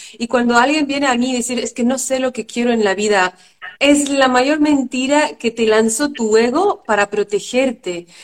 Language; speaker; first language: Spanish; non-native, fluent; French